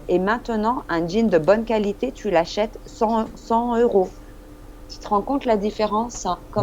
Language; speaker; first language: French; non-native, fluent; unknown